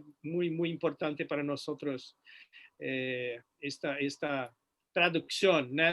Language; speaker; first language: Spanish; non-native, fluent; Portuguese